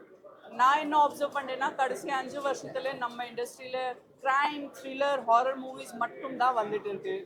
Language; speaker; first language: Tamil; non-native, fluent; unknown